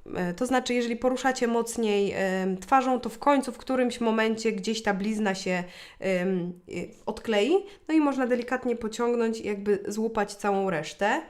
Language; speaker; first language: Polish; native; Polish